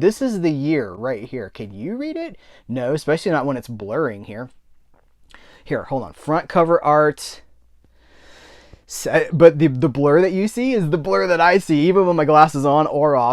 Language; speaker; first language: English; native; English